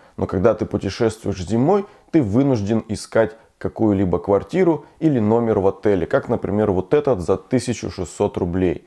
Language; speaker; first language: Russian; native; Russian